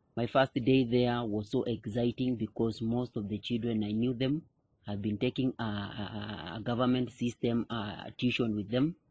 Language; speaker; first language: English; non-native, local second language; Kikuyu